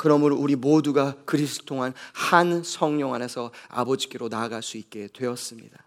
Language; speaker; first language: Korean; native; Korean